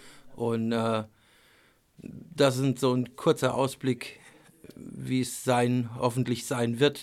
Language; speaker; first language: German; native; German